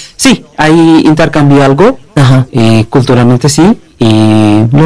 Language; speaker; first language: Spanish; non-native, learner; Bangla